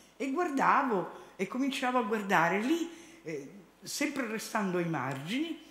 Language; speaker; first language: Italian; native; Italian